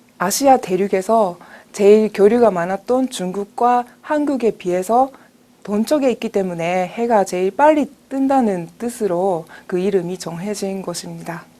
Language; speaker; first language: Korean; non-native, fluent; Japanese